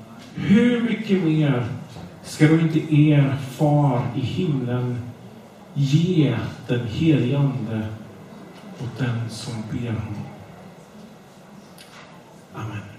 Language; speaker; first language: Swedish; non-native, fluent; English